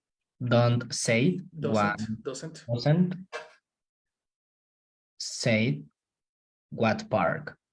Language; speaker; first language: English; non-native, learner; Spanish